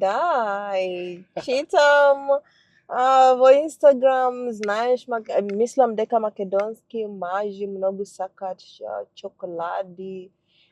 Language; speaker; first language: Macedonian; non-native, learner; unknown